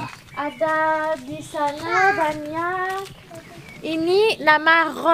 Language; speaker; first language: Indonesian; non-native, learner; French